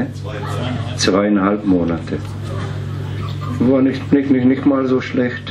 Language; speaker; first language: German; non-native, fluent; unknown